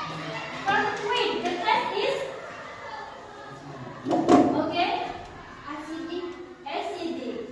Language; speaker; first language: English; non-native, learner; Indonesian